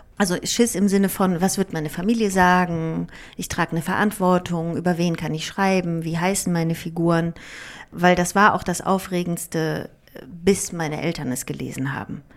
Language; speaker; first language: German; early bilingual, other home language; Greek